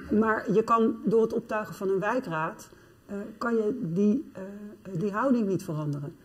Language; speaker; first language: Dutch; native; Dutch